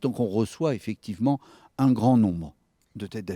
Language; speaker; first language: French; native; French